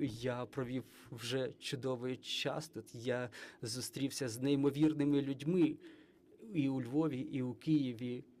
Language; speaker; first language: Ukrainian; non-native, fluent; English